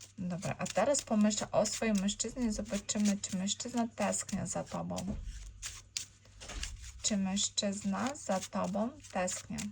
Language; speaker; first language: Polish; non-native, learner; Ukrainian